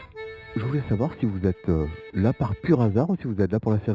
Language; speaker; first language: French; native; French